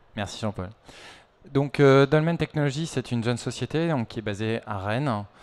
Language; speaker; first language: French; native; French